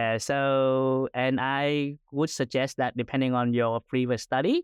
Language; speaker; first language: English; non-native, fluent; Vietnamese